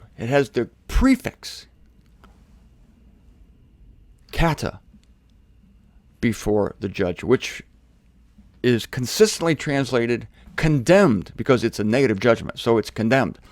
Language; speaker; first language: English; native; English